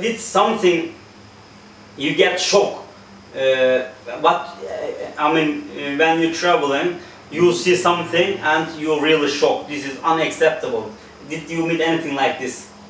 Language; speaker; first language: English; non-native, learner; Turkish